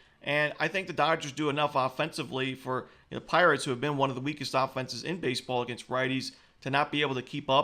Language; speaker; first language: English; native; English